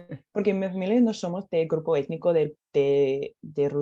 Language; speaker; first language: Spanish; non-native, learner; English